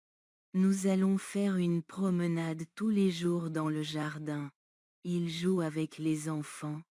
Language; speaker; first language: French; non-native, learner; Bangla